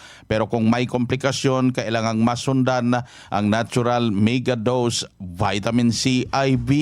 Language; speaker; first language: Filipino; native; Filipino